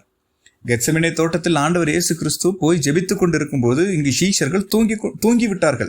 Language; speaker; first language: Tamil; native; Tamil